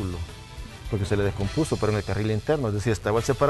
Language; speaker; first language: Spanish; native; Spanish